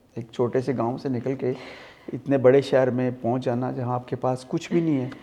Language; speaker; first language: Urdu; non-native, local second language; Punjabi